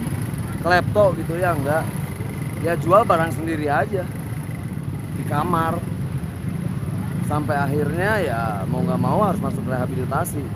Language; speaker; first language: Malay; non-native, local second language; Sundanese